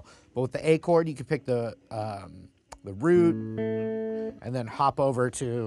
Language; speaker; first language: English; native; English